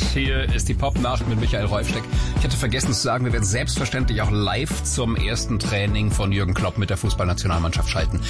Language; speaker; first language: German; native; German